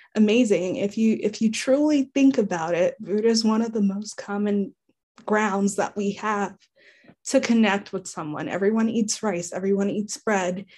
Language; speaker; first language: English; early bilingual, other home language; Haitian Creole